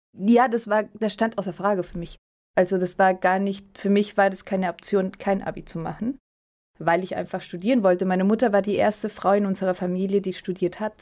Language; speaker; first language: German; early bilingual, other home language; Spanish